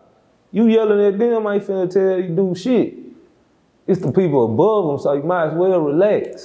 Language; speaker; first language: English; native; English